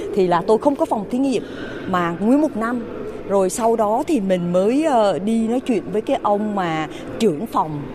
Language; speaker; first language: Vietnamese; native; Vietnamese